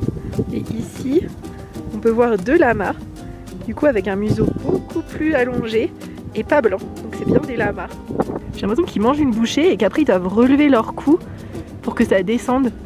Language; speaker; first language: French; native; French